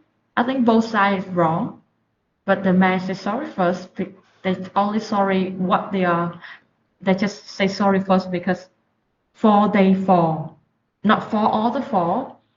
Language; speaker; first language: English; non-native, learner; Vietnamese